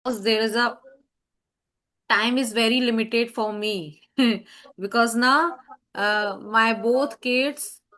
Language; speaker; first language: English; non-native, learner; Hindi